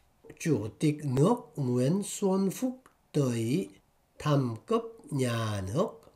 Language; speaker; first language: Vietnamese; non-native, fluent; Korean